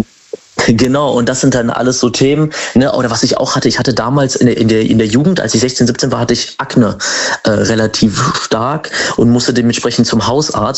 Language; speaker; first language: German; native; German